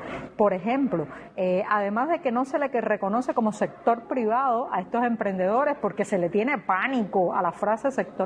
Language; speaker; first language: Spanish; native; Spanish